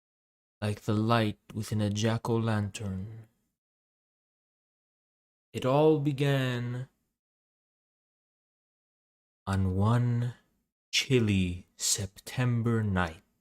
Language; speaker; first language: English; native; English